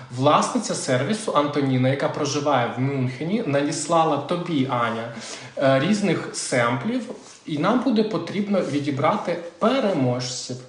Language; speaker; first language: Ukrainian; native; Ukrainian